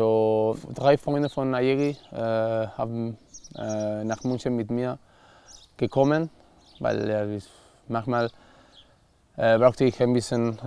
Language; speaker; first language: German; non-native, learner; Spanish